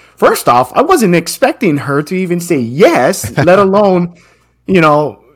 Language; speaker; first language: English; native; English